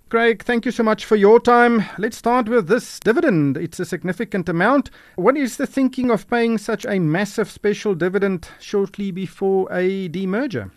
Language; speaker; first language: English; non-native, local second language; Afrikaans